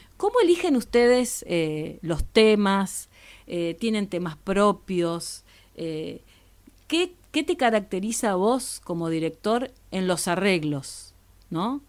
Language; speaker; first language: Spanish; native; Spanish